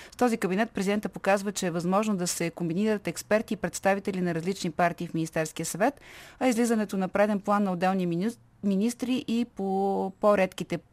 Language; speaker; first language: Bulgarian; native; Bulgarian